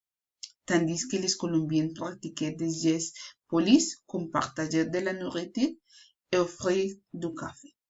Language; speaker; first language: French; non-native, learner; Spanish